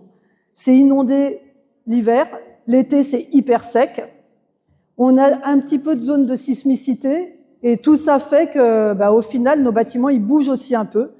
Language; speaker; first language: French; native; French